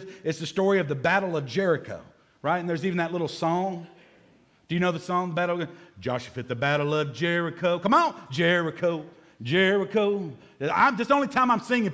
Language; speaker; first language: English; native; English